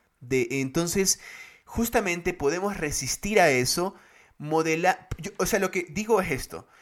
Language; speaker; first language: Spanish; native; Spanish